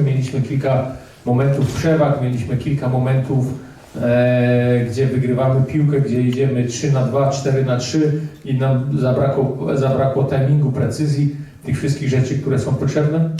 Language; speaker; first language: Polish; early bilingual, heritage; Polish